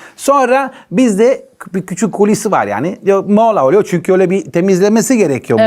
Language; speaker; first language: Turkish; non-native, fluent; Italian